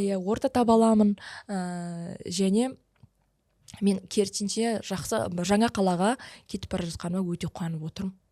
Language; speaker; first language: Kazakh; early bilingual, heritage; Kazakh